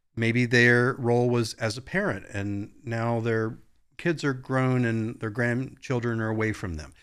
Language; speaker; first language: English; native; English